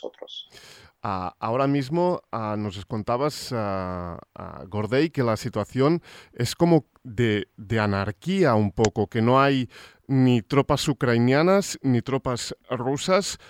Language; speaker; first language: Spanish; non-native, local second language; Catalan